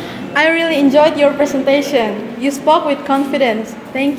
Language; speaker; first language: English; non-native, learner; Indonesian